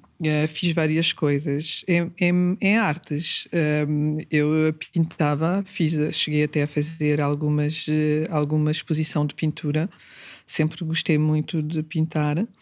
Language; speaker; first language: Portuguese; early bilingual, heritage; Portuguese